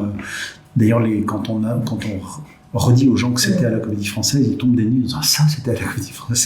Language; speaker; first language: French; native; French